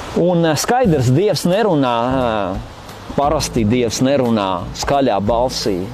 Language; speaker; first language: Latvian; non-native, fluent; Armenian